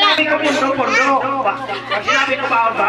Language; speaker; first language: Filipino; non-native, local second language; Bikol